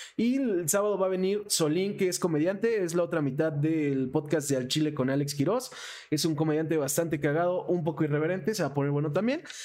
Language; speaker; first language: Spanish; native; Spanish